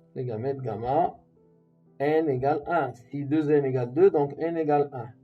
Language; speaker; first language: French; non-native, local second language; Arabic